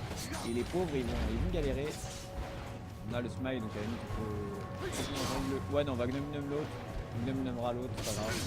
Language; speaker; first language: French; native; French